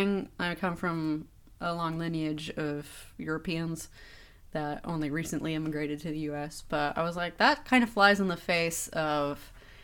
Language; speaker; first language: English; native; English